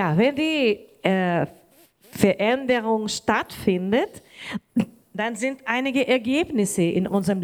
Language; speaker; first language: German; non-native, learner; Portuguese